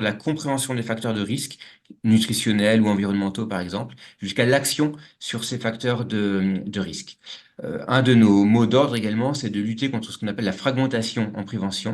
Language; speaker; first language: French; native; French